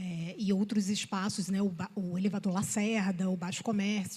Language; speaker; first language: Portuguese; native; Portuguese